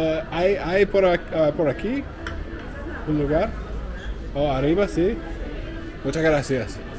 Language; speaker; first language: Spanish; non-native, learner; English